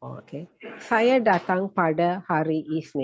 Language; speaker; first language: Indonesian; non-native, learner; Tamil